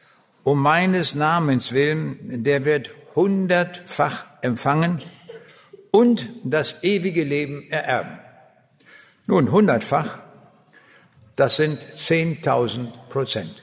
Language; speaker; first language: German; native; German